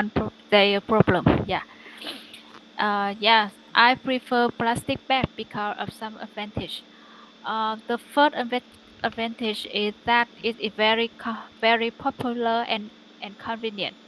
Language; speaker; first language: English; non-native, learner; Vietnamese